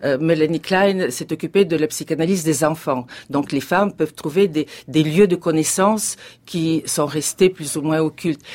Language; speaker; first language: French; non-native, fluent; Bulgarian